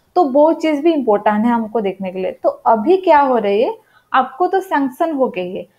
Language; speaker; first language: Hindi; non-native, local second language; Odia